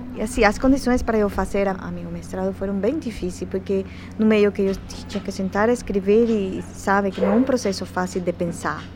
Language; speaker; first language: Portuguese; non-native, fluent; Spanish